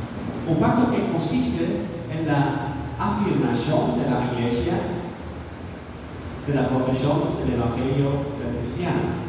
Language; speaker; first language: Spanish; non-native, fluent; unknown